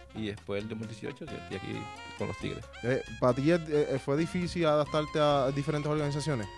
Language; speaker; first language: Spanish; native; Spanish